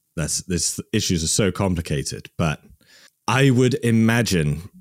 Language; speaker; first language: English; native; English